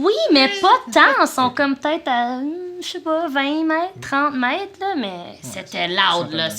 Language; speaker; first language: French; native; French